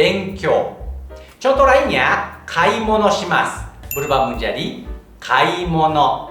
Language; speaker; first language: Indonesian; non-native, fluent; Japanese